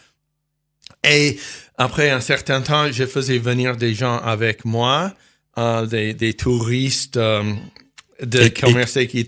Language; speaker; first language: French; non-native, fluent; English